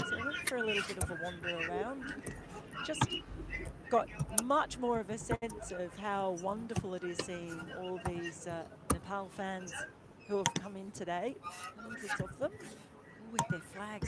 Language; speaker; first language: English; native; English